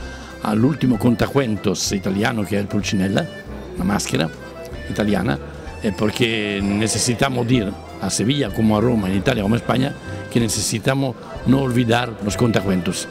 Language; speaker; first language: Spanish; non-native, learner; Italian